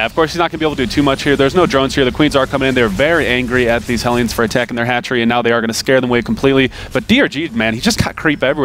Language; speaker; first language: English; native; English